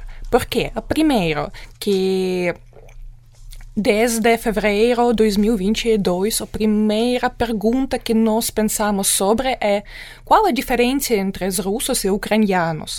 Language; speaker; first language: Portuguese; non-native, fluent; Ukrainian